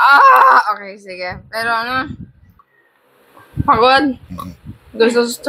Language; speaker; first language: Filipino; non-native, learner; English